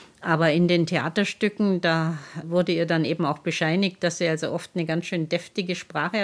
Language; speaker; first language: German; native; German